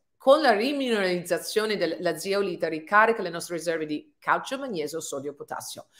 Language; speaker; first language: Italian; non-native, fluent; English